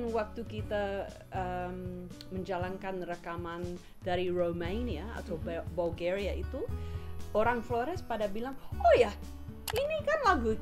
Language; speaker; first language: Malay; non-native, fluent; English